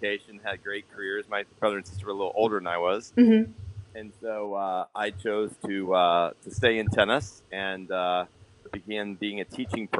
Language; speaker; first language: English; native; English